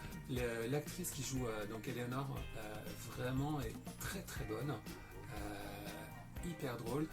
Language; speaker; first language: French; native; French